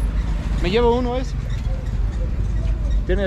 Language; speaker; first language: Spanish; non-native, learner; Danish